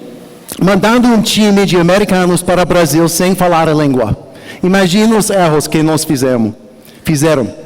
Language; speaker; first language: Portuguese; non-native, learner; English